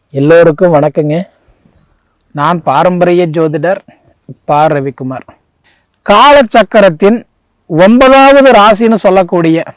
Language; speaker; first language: Tamil; native; Tamil